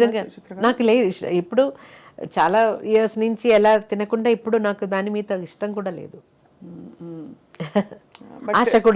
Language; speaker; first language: Telugu; non-native, local second language; Malayalam